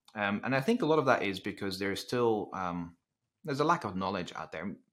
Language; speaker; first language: English; non-native, fluent; Dutch